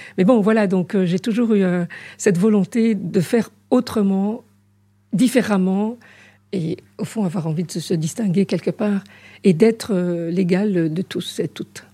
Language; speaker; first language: French; early bilingual, other home language; Arabic